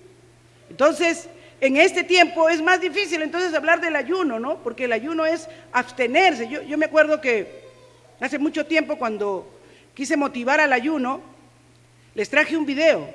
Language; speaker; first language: Spanish; native; Spanish